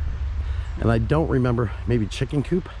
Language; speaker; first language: English; native; English